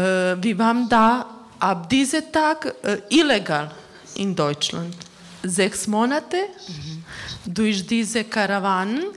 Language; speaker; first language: German; non-native, learner; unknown